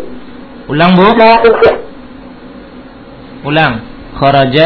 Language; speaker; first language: Arabic; non-native, fluent; Indonesian